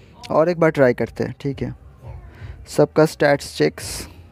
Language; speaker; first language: Hindi; non-native, local second language; Bangla